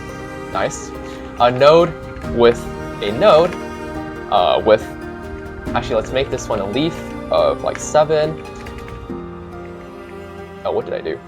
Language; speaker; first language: English; native; English